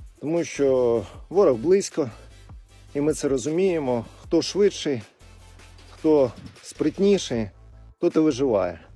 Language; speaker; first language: Ukrainian; non-native, local second language; Russian